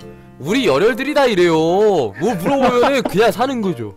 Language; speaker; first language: Korean; native; Korean